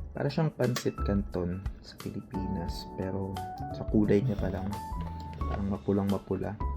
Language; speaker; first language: Filipino; native; Filipino